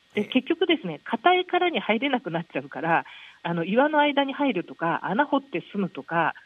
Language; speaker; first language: Japanese; native; Japanese